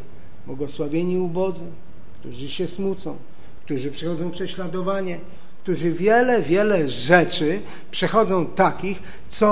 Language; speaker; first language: Polish; native; Polish